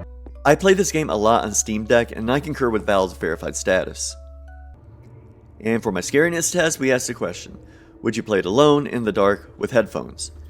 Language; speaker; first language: English; native; English